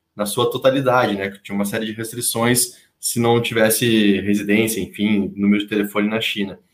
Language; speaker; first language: Portuguese; native; Portuguese